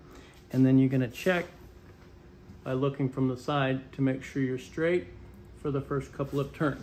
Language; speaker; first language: English; native; English